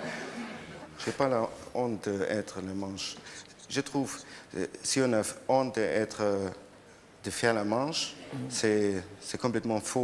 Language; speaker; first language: French; non-native, learner; German